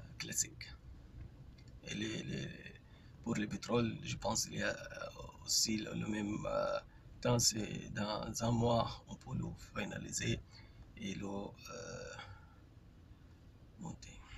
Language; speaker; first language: French; non-native, fluent; Arabic